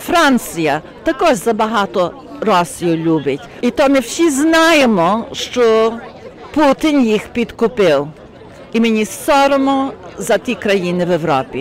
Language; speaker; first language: Ukrainian; early bilingual, heritage; Ukrainian